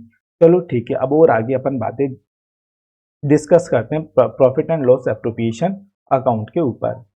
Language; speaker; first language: Hindi; native; Hindi